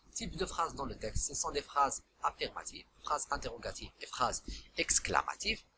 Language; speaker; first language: French; non-native, local second language; Arabic